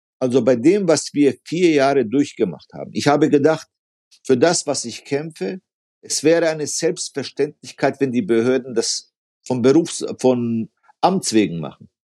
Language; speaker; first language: German; early bilingual, other home language; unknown